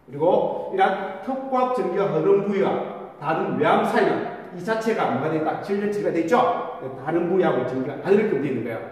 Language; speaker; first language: Korean; native; Korean